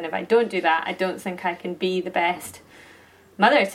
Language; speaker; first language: English; native; English